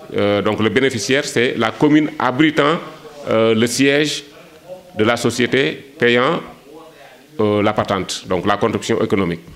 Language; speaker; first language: French; non-native, local second language; Wolof